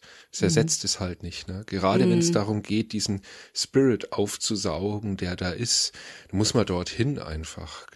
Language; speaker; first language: German; native; German